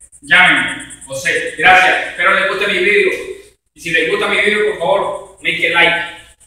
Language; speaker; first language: Spanish; native; Spanish